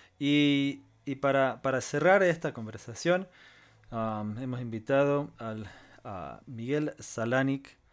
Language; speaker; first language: Spanish; non-native, fluent; English